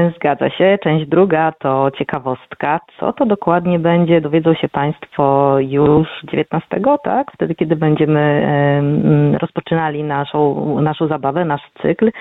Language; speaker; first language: Polish; native; Polish